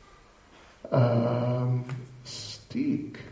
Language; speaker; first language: Russian; non-native, learner; English